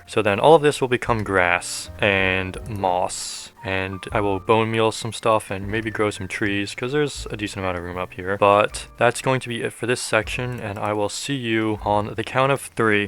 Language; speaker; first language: English; native; English